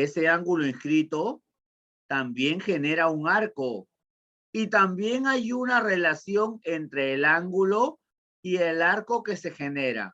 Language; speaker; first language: Spanish; native; Spanish